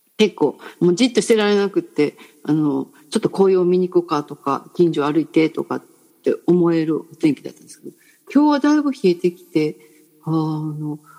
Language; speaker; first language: Japanese; native; Japanese